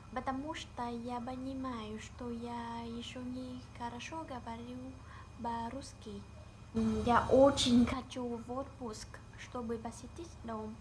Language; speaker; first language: Russian; non-native, learner; Vietnamese